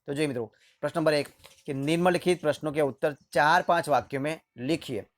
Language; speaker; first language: Hindi; non-native, local second language; Gujarati